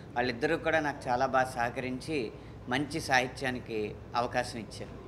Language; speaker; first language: Telugu; native; Telugu